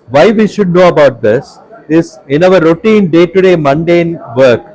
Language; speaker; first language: English; non-native, local second language; Tamil